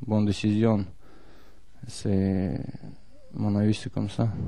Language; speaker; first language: French; non-native, learner; Russian